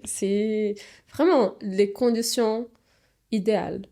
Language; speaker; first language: French; non-native, fluent; Portuguese